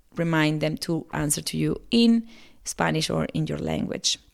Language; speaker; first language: English; non-native, fluent; Spanish